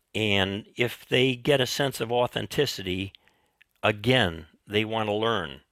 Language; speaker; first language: English; native; English